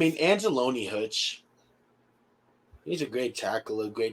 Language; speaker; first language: English; native; English